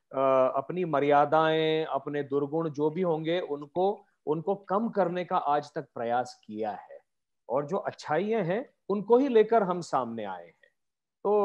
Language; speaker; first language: Hindi; non-native, local second language; Marathi